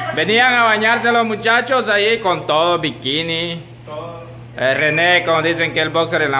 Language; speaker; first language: Spanish; native; Spanish